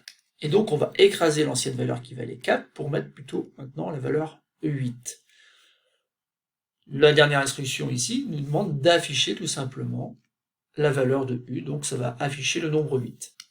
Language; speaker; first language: French; native; French